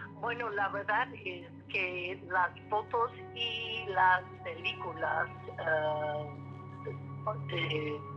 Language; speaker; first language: Spanish; non-native, learner; English